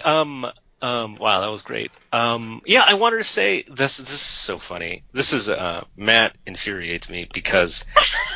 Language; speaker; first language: English; native; English